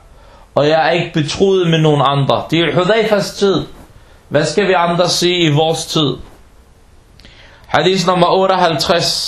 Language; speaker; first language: Danish; early bilingual, other home language; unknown